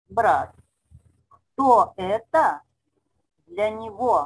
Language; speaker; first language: Russian; non-native, fluent; Spanish